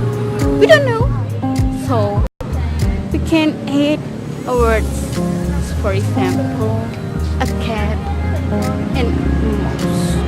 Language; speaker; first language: English; non-native, learner; Indonesian